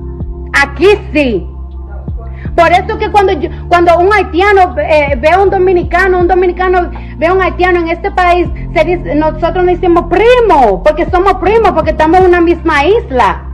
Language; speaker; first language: Spanish; early bilingual, heritage; Spanish